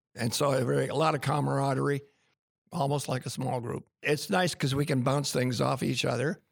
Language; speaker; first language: English; native; English